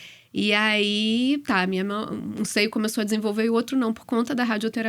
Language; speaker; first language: Portuguese; native; Portuguese